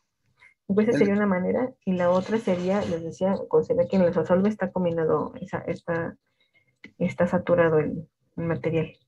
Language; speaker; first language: Spanish; native; Spanish